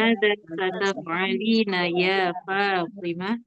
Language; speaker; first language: Arabic; non-native, learner; Indonesian